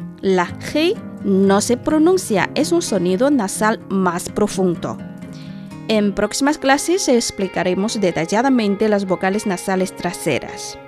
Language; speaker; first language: Spanish; non-native, fluent; Chinese